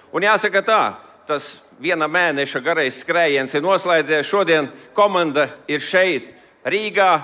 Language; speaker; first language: Latvian; native; Latvian